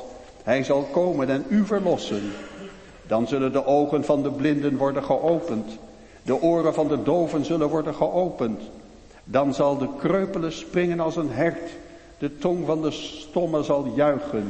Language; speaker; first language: Dutch; native; Dutch